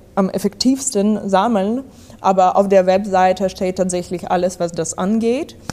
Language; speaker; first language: German; non-native, fluent; Ukrainian